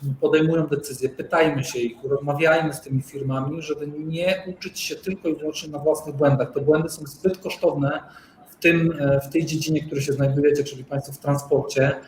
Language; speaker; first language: Polish; native; Polish